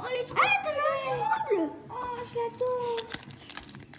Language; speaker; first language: French; native; French